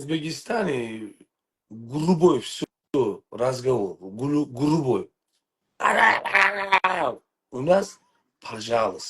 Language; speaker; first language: Russian; non-native, learner; Uzbek